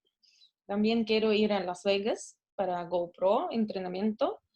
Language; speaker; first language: Spanish; non-native, learner; Russian